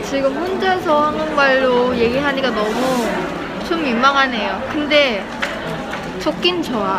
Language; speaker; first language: Korean; non-native, learner; Filipino